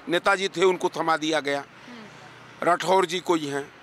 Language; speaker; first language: Hindi; native; Hindi